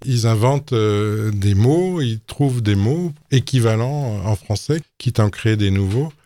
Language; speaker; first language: French; native; French